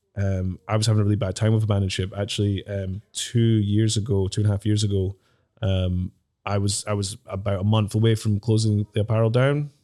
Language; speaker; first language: English; native; English